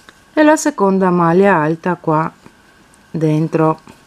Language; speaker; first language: Italian; non-native, fluent; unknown